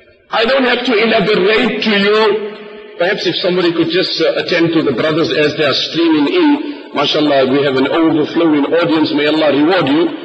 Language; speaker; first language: English; native; English